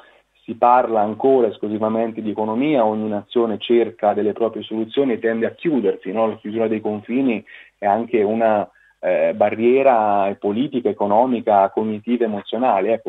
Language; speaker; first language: Italian; native; Italian